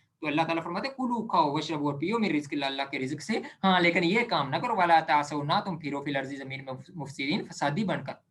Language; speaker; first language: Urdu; non-native, local second language; Punjabi